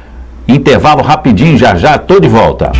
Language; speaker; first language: Portuguese; native; Portuguese